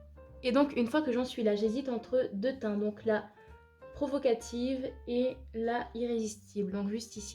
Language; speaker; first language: French; native; French